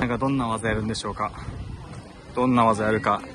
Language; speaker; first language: Japanese; native; Japanese